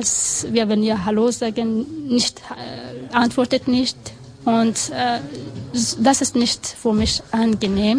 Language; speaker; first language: German; non-native, learner; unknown